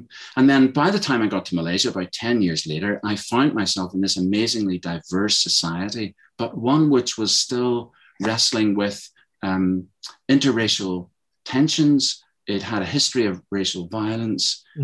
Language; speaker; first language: English; native; English